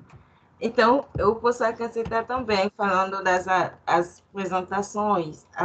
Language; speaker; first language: Portuguese; non-native, fluent; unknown